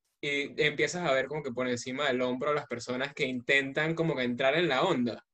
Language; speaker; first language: Spanish; native; Spanish